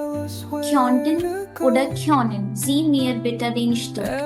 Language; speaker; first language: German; non-native, learner; Hindi